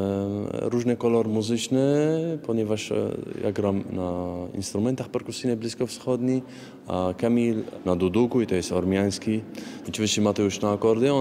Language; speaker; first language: Polish; non-native, fluent; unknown